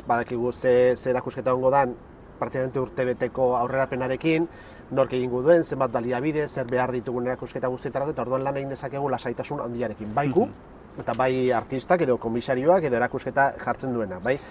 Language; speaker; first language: Basque; native; Basque